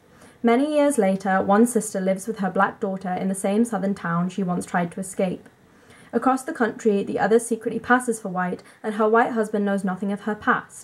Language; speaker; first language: English; native; English